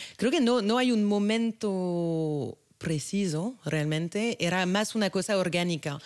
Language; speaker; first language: Spanish; non-native, fluent; French